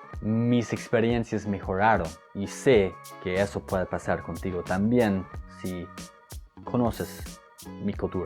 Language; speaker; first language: Spanish; non-native, fluent; English